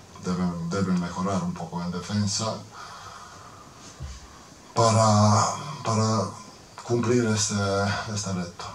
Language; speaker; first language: Spanish; non-native, fluent; Croatian